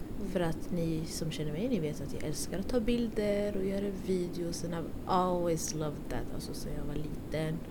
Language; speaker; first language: Swedish; early bilingual, other home language; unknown